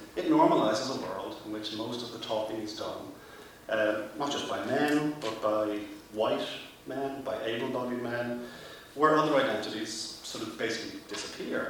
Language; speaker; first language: English; native; English